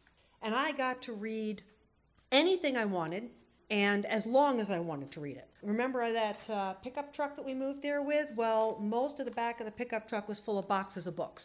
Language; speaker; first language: English; native; English